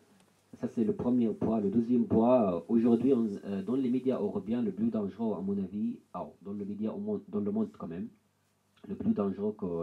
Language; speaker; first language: French; non-native, learner; Arabic